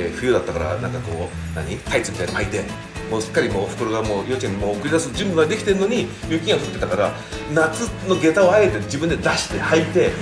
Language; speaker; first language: Japanese; early bilingual, heritage; Japanese